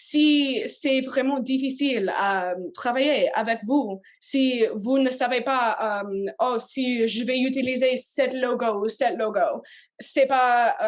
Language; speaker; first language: French; non-native, learner; English